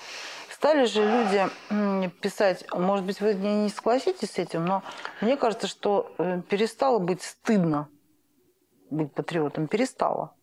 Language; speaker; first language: Russian; native; Russian